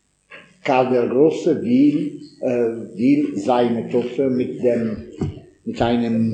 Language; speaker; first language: German; non-native, learner; Italian